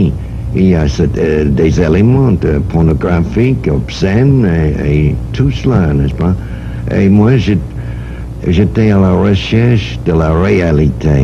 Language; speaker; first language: French; non-native, fluent; English